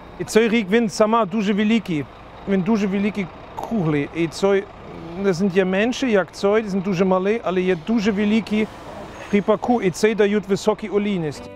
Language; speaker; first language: Ukrainian; non-native, learner; German